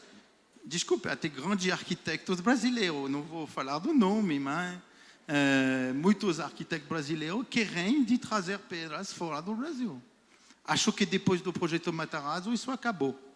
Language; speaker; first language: Portuguese; non-native, fluent; French